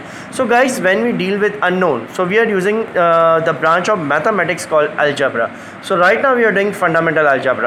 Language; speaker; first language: English; non-native, local second language; Hindi